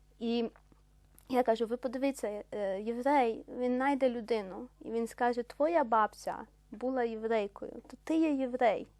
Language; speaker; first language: Ukrainian; native; Ukrainian